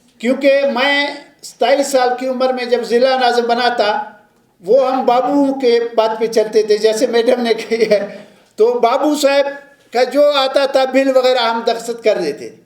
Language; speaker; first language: Urdu; non-native, local second language; Baluchi